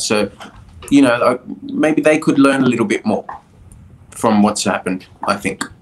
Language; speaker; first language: English; early bilingual, other home language; Spanish